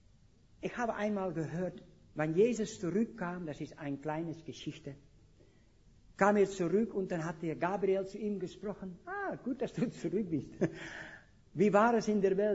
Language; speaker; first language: German; non-native, fluent; Dutch